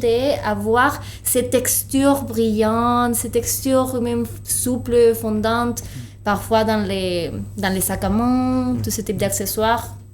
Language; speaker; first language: French; non-native, fluent; Spanish